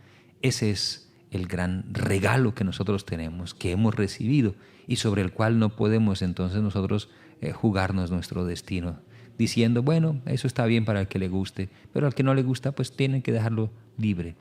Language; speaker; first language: Spanish; native; Spanish